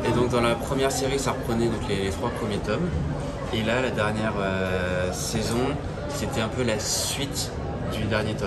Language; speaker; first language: French; native; French